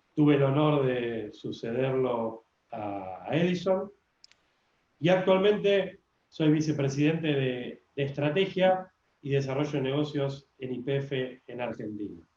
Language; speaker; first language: Spanish; native; Spanish